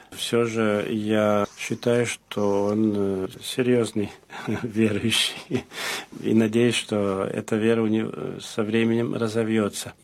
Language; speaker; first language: Russian; early bilingual, heritage; Russian